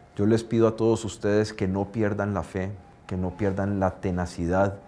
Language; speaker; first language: Spanish; native; Spanish